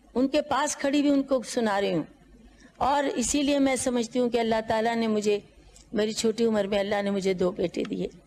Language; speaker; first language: Urdu; non-native, local second language; Punjabi